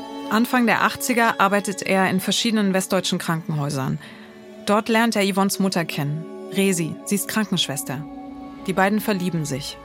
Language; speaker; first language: German; native; German